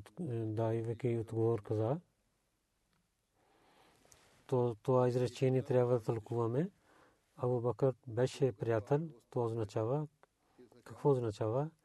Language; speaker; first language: Bulgarian; non-native, learner; Urdu